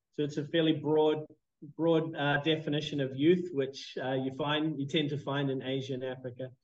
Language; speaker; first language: English; native; English